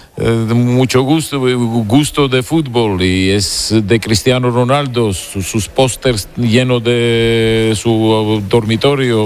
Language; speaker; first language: Spanish; non-native, fluent; Georgian